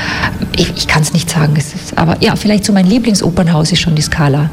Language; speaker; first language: German; native; German